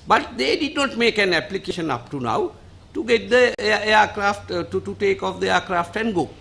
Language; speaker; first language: English; non-native, local second language; Sinhala